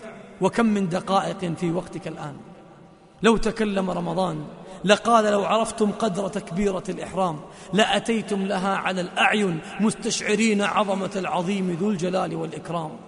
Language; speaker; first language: Arabic; native; Arabic